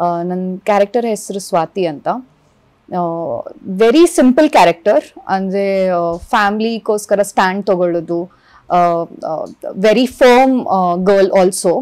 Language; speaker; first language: Kannada; early bilingual, other home language; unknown